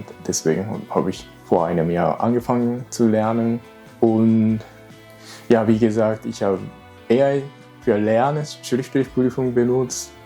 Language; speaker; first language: German; non-native, learner; Japanese